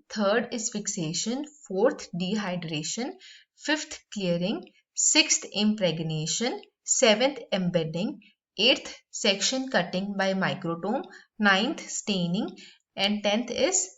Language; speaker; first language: English; non-native, local second language; Punjabi